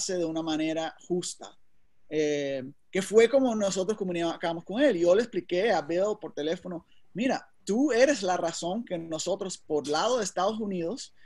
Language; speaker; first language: Spanish; early bilingual, heritage; Spanish